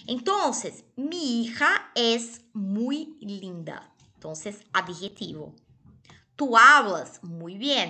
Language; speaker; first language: Spanish; non-native, fluent; Portuguese